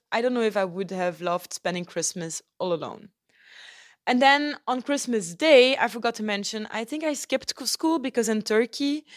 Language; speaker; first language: English; non-native, fluent; Dutch